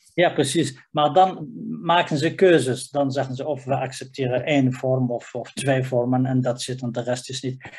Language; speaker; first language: Dutch; non-native, fluent; Riffian